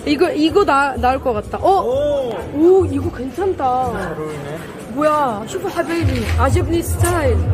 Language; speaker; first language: Korean; non-native, fluent; Arabic